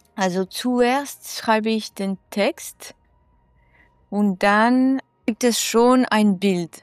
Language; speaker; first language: German; non-native, fluent; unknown